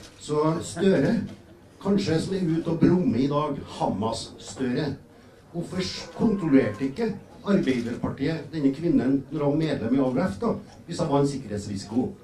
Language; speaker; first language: Norwegian; native; Norwegian